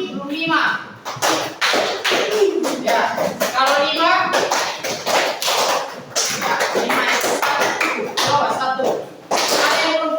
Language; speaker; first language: Indonesian; native; Indonesian